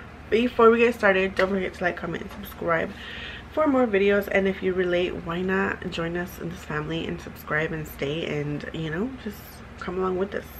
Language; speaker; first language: English; early bilingual, other home language; Spanish